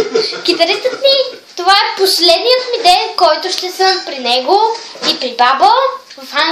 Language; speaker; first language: Bulgarian; early bilingual, heritage; Bulgarian